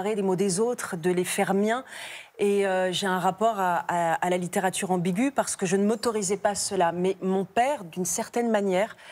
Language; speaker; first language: French; native; French